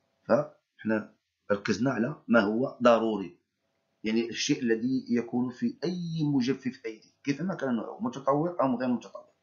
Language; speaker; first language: Arabic; native; Arabic